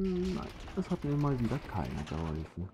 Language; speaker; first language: German; native; German